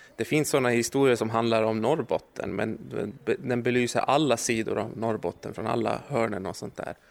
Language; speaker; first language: Swedish; native; Swedish